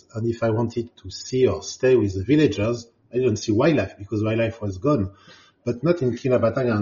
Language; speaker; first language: English; non-native, fluent; French